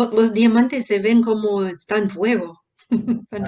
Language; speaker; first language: Spanish; non-native, fluent; English